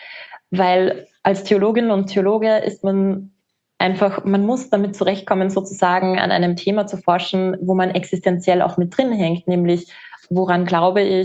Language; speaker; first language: German; native; German